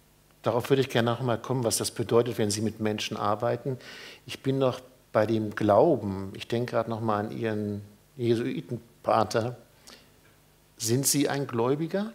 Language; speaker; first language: German; native; German